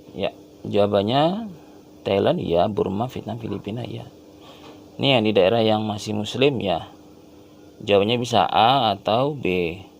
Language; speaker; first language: Indonesian; native; Indonesian